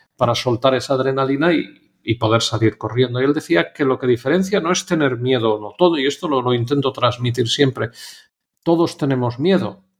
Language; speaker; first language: Spanish; native; Spanish